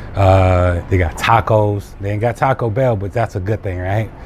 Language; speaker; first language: English; native; English